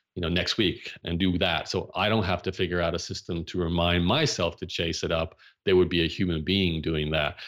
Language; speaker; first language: English; native; English